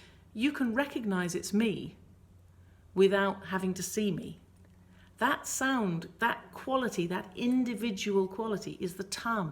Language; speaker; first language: English; native; English